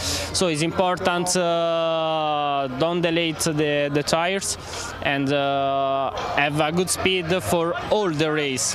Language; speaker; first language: English; non-native, learner; Italian